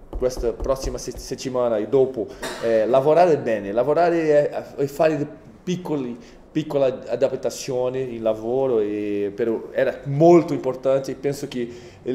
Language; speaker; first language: Italian; non-native, fluent; Portuguese